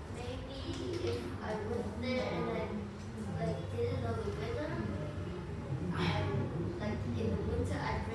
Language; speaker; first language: English; non-native, learner; Vietnamese